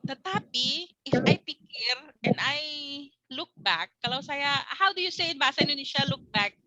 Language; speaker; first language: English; non-native, learner; Indonesian